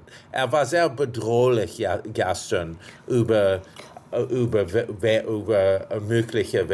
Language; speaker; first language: German; non-native, fluent; English